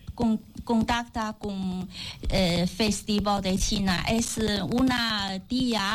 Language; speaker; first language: Spanish; non-native, learner; Chinese